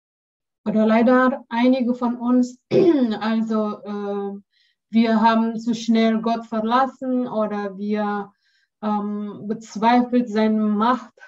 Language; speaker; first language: German; non-native, learner; Indonesian